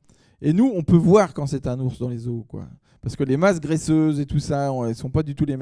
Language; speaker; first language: French; native; French